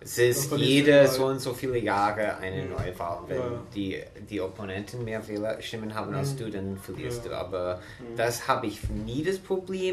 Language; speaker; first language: German; non-native, fluent; English